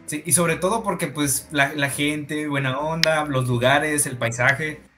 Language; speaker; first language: Spanish; native; Spanish